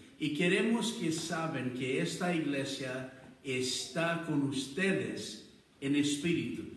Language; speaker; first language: Spanish; non-native, learner; English